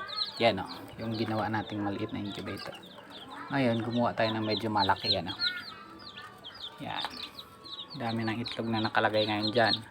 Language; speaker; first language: Filipino; native; Filipino